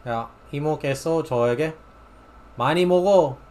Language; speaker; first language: Korean; non-native, fluent; English